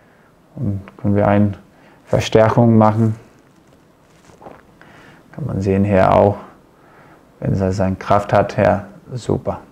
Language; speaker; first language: German; non-native, fluent; Danish